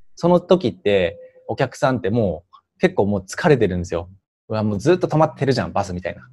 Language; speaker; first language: Japanese; native; Japanese